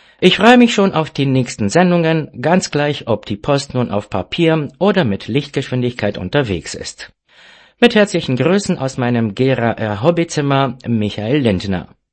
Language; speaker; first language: German; non-native, fluent; Romanian